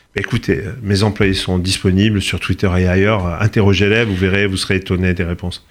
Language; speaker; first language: French; native; French